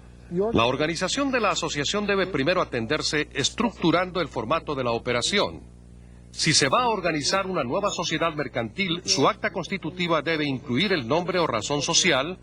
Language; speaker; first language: Spanish; native; Spanish